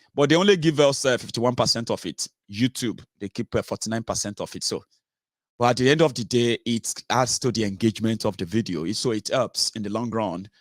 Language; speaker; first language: English; non-native, local second language; Yoruba